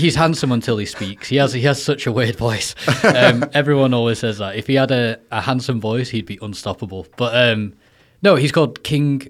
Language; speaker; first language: English; native; English